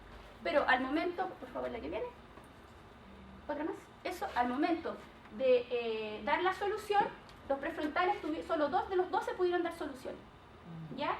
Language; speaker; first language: Spanish; native; Spanish